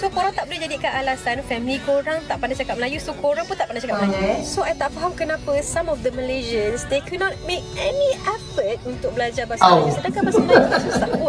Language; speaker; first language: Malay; native; Malay